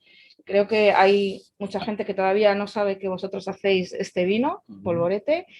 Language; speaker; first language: Spanish; native; Spanish